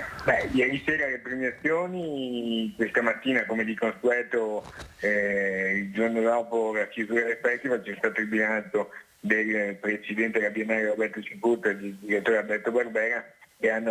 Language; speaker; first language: Italian; native; Italian